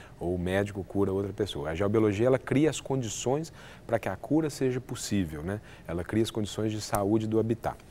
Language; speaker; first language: Portuguese; native; Portuguese